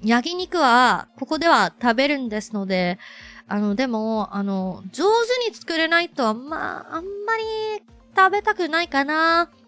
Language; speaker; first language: Japanese; non-native, fluent; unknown